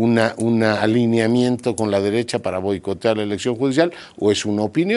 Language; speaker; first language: Spanish; native; Spanish